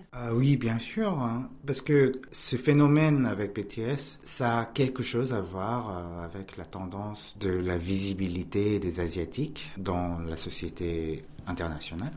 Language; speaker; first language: French; non-native, fluent; Korean